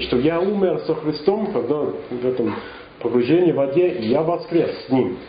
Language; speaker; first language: Russian; non-native, fluent; English